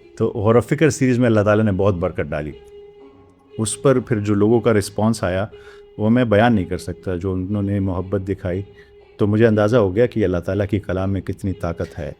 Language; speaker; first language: Urdu; non-native, local second language; Pashto